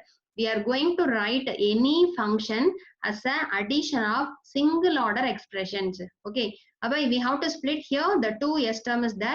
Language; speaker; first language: English; non-native, local second language; Tamil